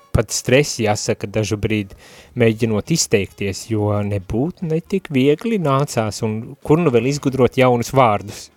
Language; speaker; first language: Latvian; native; Latvian